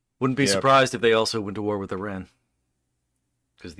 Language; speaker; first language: English; native; English